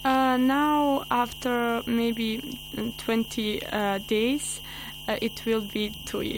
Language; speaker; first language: English; non-native, learner; Bosnian